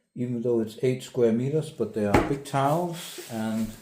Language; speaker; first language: English; non-native, fluent; Danish